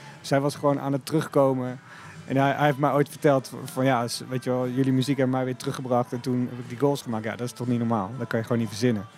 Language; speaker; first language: Dutch; native; Dutch